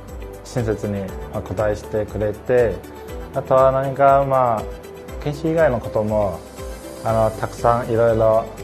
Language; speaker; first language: Japanese; non-native, fluent; Chinese